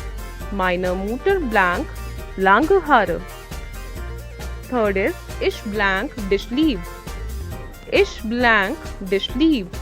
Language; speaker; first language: German; non-native, fluent; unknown